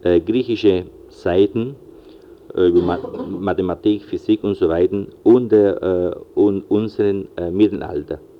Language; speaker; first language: German; non-native, fluent; Spanish